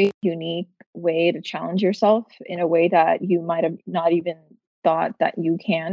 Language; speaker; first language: English; native; English